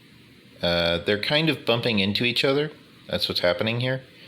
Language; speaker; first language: English; native; English